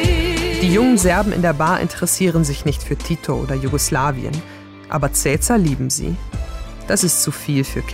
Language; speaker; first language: German; native; German